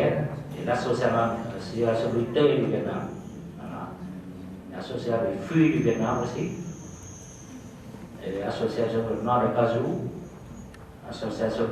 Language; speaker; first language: French; non-native, fluent; Vietnamese